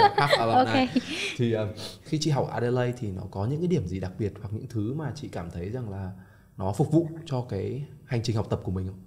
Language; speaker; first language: Vietnamese; native; Vietnamese